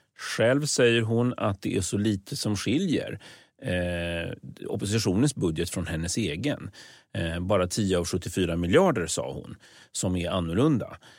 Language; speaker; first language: Swedish; native; Swedish